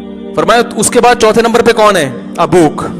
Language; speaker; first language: Urdu; native; Urdu